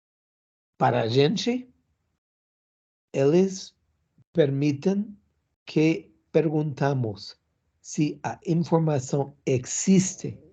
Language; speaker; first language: Portuguese; non-native, learner; English